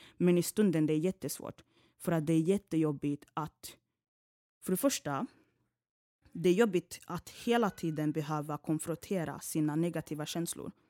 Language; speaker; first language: Swedish; early bilingual, other home language; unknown